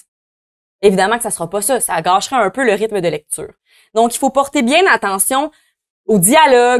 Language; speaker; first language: French; native; French